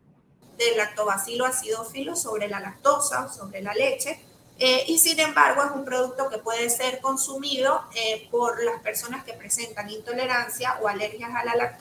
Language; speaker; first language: Spanish; native; Spanish